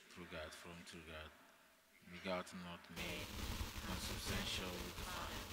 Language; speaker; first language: English; non-native, fluent; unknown